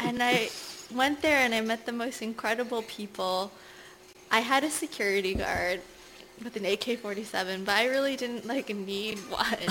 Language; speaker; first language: English; native; English